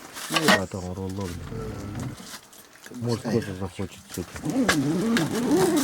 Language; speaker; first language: Russian; native; Russian